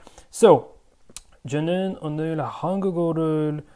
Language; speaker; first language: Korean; non-native, learner; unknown